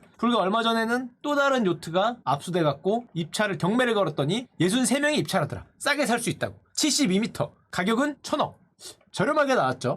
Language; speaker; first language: Korean; native; Korean